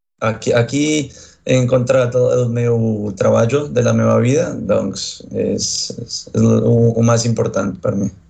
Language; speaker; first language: Catalan; non-native, learner; Spanish